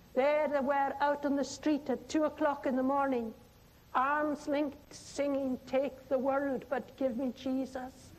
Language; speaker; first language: English; non-native, local second language; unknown